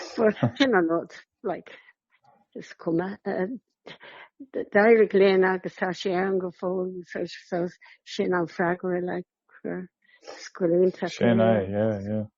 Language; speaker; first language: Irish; non-native, local second language; English